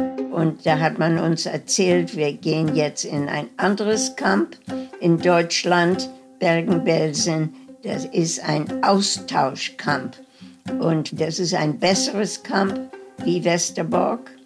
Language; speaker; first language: German; native; German